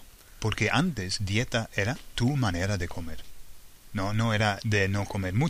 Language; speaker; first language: Spanish; non-native, fluent; English